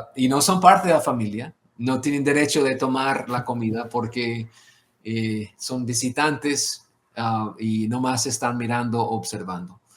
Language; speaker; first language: Spanish; non-native, fluent; English